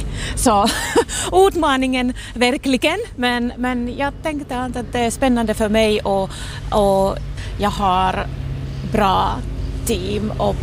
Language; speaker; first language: Swedish; non-native, local second language; Finnish